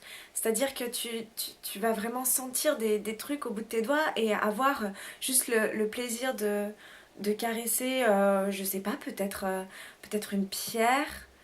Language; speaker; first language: French; native; French